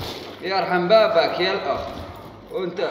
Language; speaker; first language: Arabic; native; Arabic